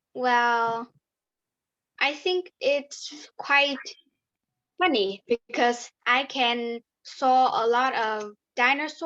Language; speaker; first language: English; non-native, learner; Vietnamese